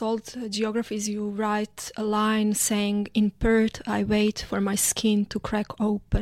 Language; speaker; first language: English; non-native, fluent; Croatian